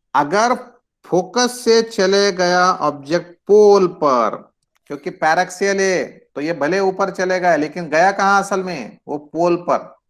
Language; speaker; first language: Hindi; non-native, local second language; Marathi